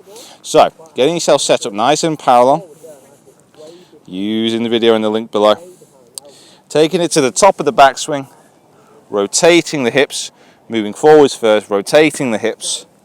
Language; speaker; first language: English; native; English